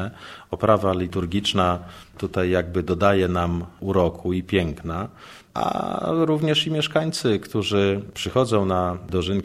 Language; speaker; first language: Polish; native; Polish